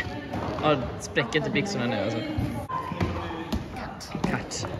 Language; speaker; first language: Swedish; native; Swedish